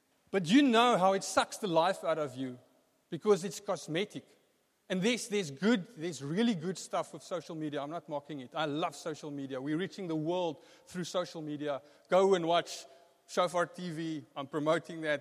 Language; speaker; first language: English; non-native, local second language; Afrikaans